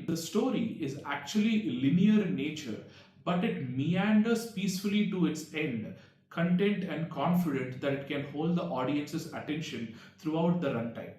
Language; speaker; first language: English; non-native, local second language; Tamil